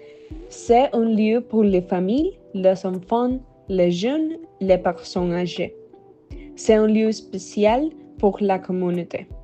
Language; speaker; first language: French; non-native, learner; Spanish